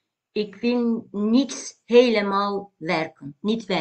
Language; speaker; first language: Dutch; non-native, learner; Turkish